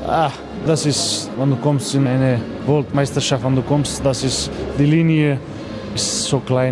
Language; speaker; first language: German; non-native, learner; Macedonian